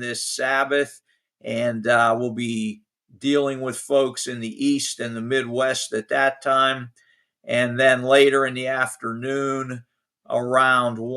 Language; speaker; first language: English; native; English